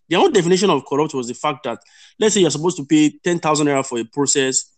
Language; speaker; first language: English; non-native, local second language; Yoruba